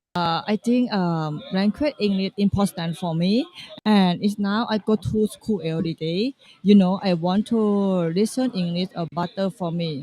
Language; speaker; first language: English; non-native, learner; Thai